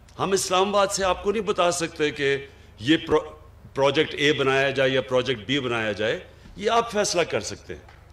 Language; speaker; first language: Urdu; native; Urdu